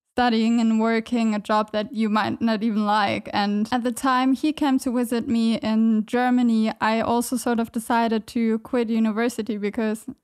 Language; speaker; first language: English; non-native, fluent; German